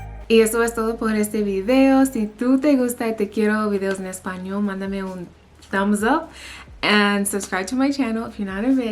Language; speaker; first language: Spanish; early bilingual, heritage; English